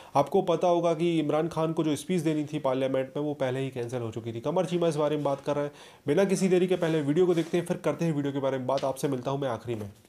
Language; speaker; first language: Hindi; native; Hindi